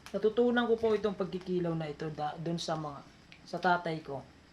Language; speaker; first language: Filipino; non-native, local second language; Waray